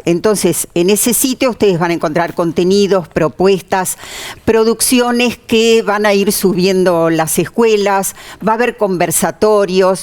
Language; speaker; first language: Spanish; native; Spanish